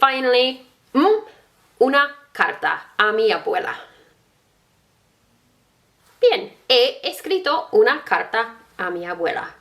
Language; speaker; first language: Spanish; non-native, fluent; English